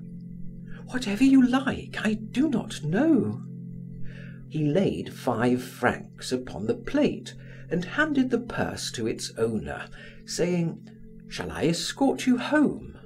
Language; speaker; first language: English; native; English